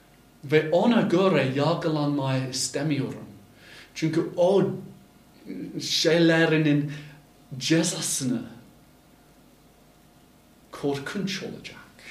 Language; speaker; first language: Turkish; non-native, fluent; English